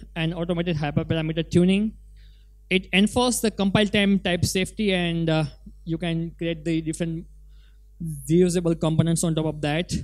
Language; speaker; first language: English; non-native, local second language; Gujarati